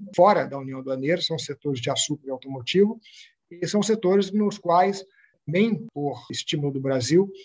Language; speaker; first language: Portuguese; native; Portuguese